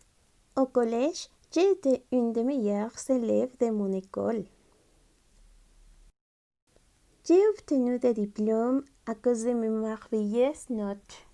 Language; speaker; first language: French; non-native, fluent; Spanish